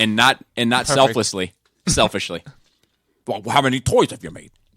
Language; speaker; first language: English; native; English